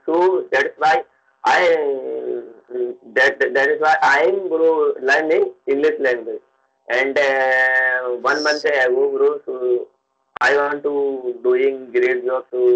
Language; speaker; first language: English; non-native, learner; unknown